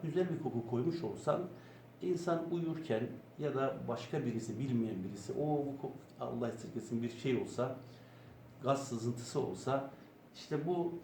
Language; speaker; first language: Turkish; native; Turkish